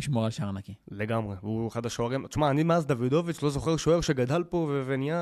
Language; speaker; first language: Hebrew; native; Hebrew